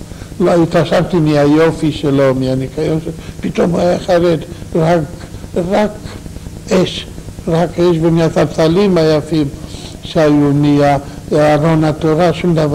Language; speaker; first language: Hebrew; non-native, fluent; Romanian